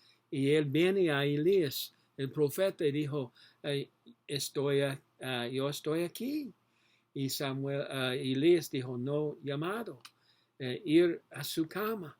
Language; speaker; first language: Spanish; non-native, learner; English